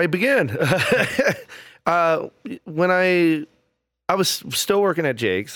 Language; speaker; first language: English; native; English